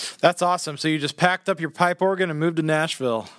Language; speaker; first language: English; native; English